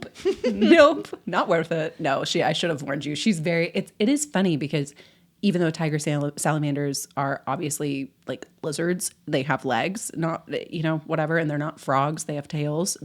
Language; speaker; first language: English; native; English